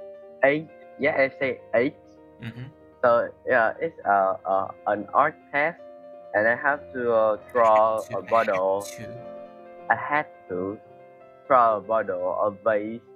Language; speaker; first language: English; non-native, learner; Vietnamese